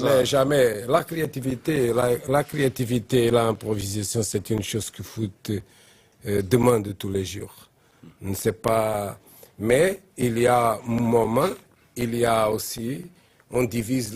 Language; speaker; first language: French; non-native, learner; Portuguese